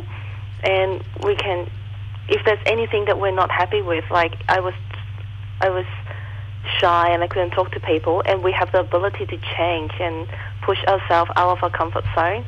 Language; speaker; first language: English; non-native, local second language; Cantonese